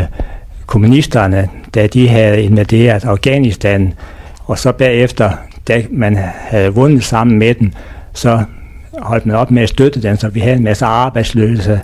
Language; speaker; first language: Danish; native; Danish